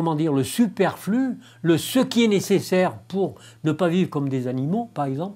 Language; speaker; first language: French; native; French